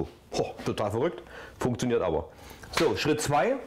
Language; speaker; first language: German; native; German